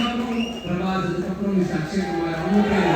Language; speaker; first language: Tamil; non-native, local second language; Telugu